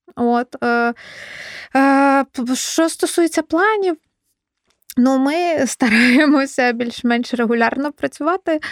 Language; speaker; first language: Ukrainian; non-native, local second language; Russian